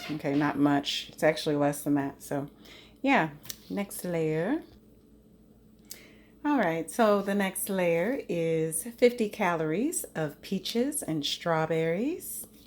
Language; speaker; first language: English; native; English